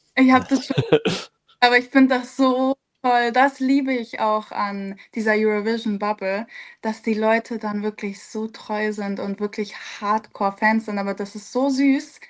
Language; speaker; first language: German; early bilingual, other home language; Serbian